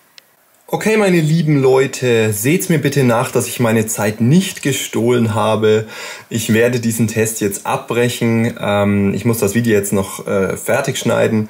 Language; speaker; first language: German; native; German